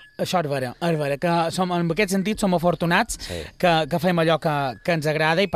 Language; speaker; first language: Catalan; native; Catalan